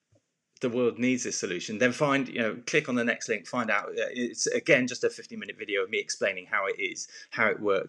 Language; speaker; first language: English; native; English